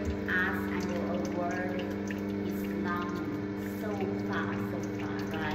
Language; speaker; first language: English; non-native, learner; Chinese